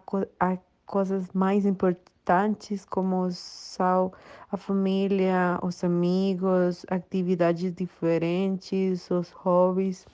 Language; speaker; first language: Portuguese; non-native, learner; Spanish